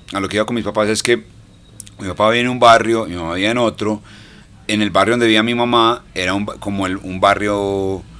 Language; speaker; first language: Spanish; early bilingual, heritage; English